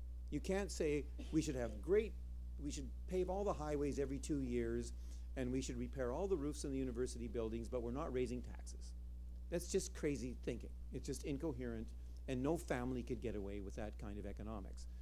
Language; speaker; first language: English; native; English